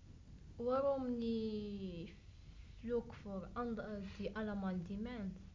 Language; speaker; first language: Dutch; non-native, learner; Arabic